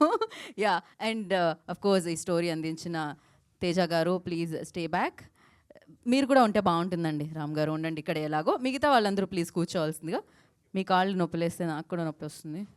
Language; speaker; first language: Telugu; native; Telugu